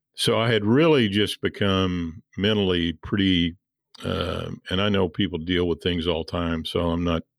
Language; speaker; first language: English; native; English